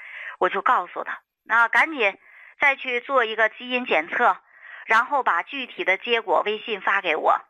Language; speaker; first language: Chinese; native; Chinese